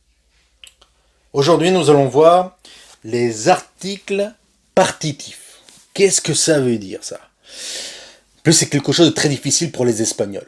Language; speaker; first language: French; non-native, fluent; Spanish